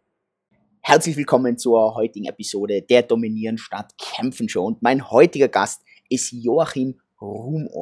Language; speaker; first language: German; native; German